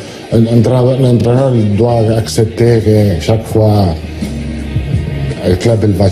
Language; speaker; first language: French; non-native, learner; Italian